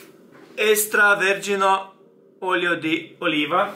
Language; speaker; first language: Italian; non-native, learner; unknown